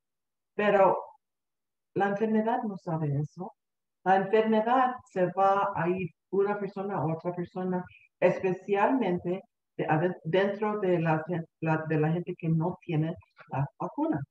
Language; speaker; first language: Spanish; early bilingual, heritage; Spanish